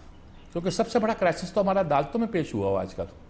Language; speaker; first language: Urdu; native; Urdu